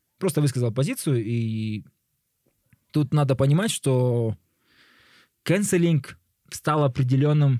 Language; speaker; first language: Russian; native; Russian